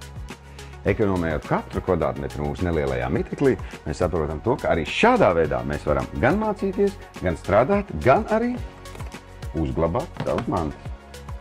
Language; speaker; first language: Latvian; native; Latvian